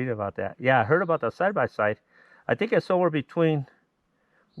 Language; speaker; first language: English; native; English